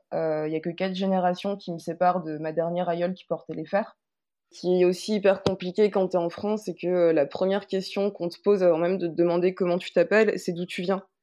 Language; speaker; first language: French; native; French